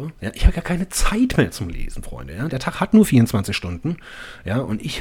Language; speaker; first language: German; native; German